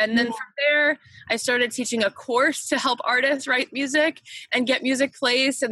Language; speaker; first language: English; native; English